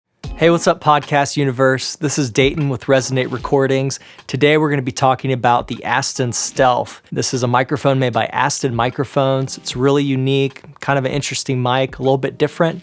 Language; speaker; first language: English; native; English